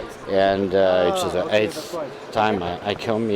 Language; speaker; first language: English; non-native, fluent; French